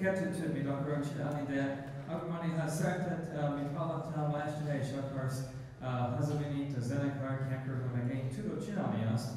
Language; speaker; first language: Hungarian; non-native, learner; English